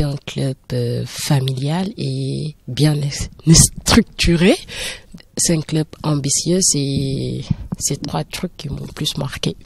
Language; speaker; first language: French; non-native, local second language; Wolof